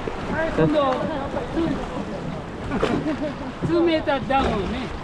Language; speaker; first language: Japanese; native; Japanese